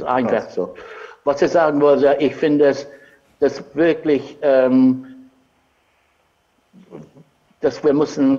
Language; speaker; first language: German; non-native, fluent; English